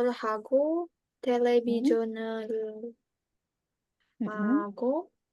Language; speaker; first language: Korean; non-native, learner; Indonesian